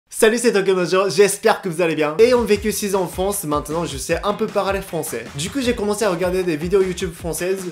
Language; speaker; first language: French; non-native, fluent; Japanese